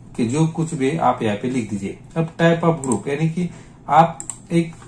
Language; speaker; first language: Hindi; non-native, local second language; Marathi